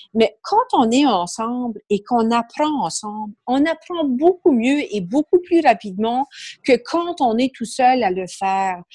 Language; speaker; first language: French; native; French